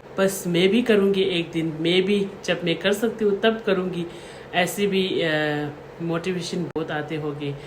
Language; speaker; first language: Hindi; non-native, local second language; Tibetan